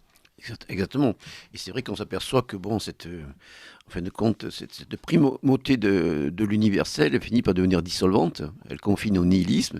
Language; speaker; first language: French; native; French